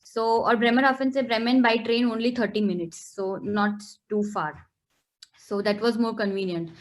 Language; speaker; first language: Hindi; non-native, local second language; Gujarati